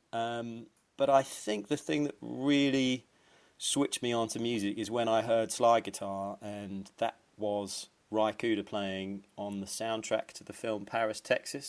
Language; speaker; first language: English; native; English